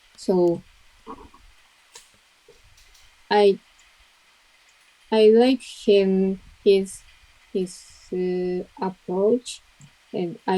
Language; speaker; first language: English; non-native, learner; Japanese